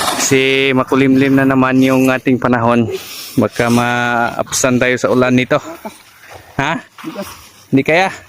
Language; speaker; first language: Filipino; non-native, local second language; Cebuano